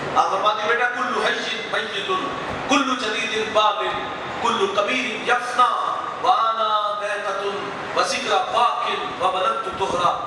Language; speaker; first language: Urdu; non-native, local second language; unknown